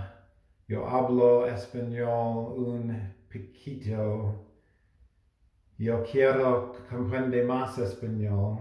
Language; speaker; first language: Spanish; non-native, learner; English